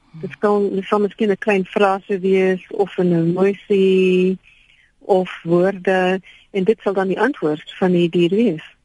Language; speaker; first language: Afrikaans; non-native, local second language; English